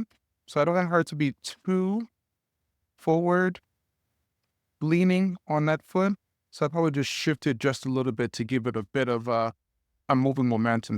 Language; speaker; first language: English; native; English